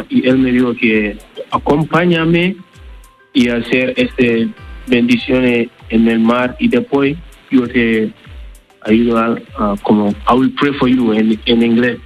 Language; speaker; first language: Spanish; non-native, learner; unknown